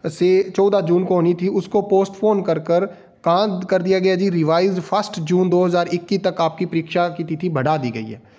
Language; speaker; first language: Hindi; non-native, local second language; Punjabi